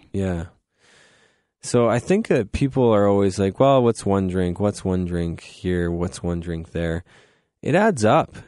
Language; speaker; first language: English; native; English